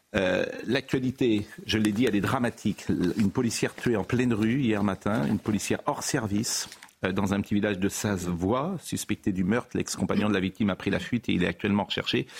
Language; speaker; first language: French; native; French